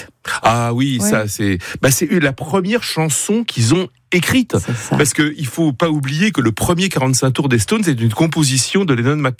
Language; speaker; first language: French; native; French